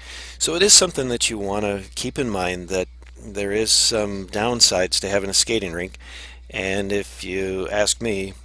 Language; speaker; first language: English; native; English